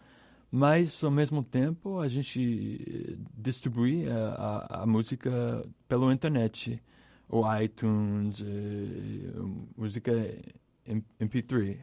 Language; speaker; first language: Portuguese; non-native, learner; English